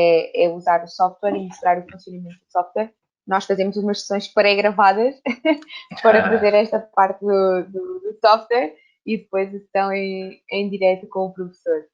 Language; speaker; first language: Portuguese; native; Portuguese